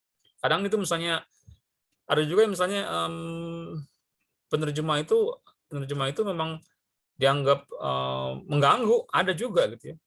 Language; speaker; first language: Indonesian; native; Indonesian